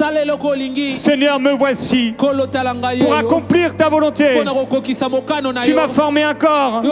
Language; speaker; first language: French; native; French